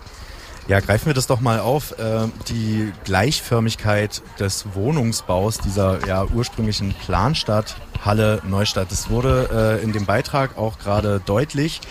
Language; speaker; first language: German; native; German